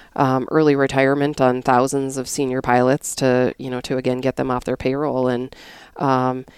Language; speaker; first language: English; native; English